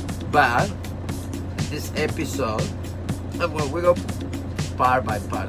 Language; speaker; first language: English; non-native, fluent; Spanish